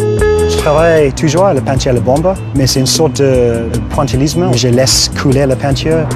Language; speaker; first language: French; non-native, fluent; English